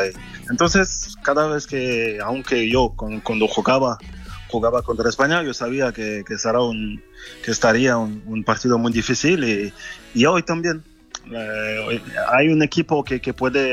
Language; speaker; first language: Spanish; non-native, fluent; French